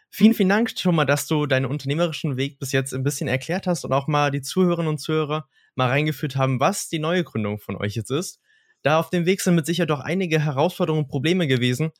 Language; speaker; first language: German; native; German